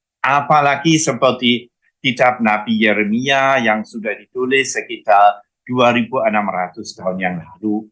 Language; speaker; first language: Indonesian; non-native, fluent; German